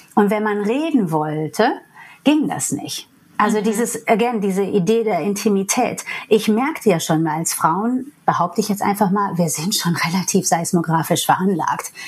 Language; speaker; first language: German; non-native, fluent; English